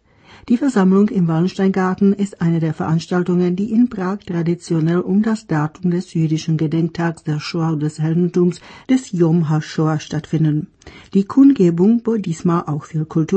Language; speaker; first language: German; native; German